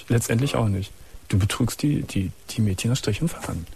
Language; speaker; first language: German; native; German